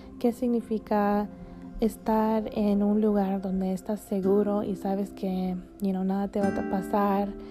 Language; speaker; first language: Spanish; early bilingual, heritage; Spanish